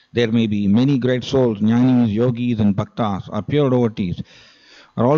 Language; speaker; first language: English; non-native, local second language; Tamil